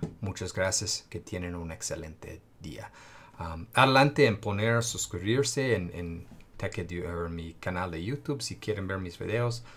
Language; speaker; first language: Spanish; non-native, fluent; English